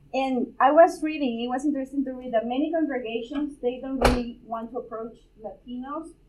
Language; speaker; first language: English; non-native, fluent; Spanish